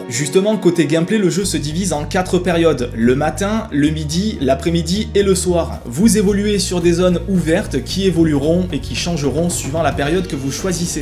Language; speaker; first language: French; native; French